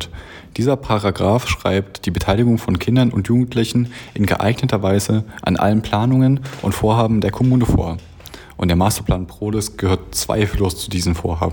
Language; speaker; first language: German; native; German